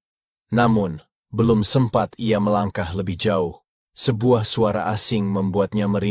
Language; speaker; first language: Indonesian; native; Indonesian